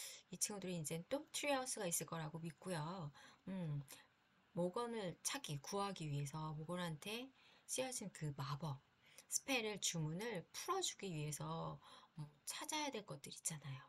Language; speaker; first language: Korean; native; Korean